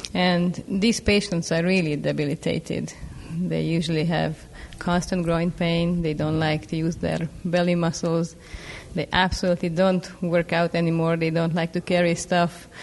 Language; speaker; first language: English; non-native, fluent; Hungarian